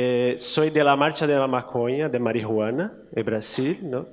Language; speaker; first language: Spanish; non-native, learner; Portuguese